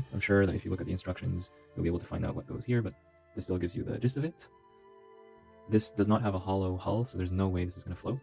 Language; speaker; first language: English; native; English